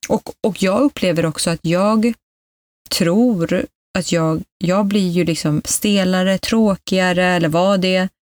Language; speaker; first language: Swedish; early bilingual, other home language; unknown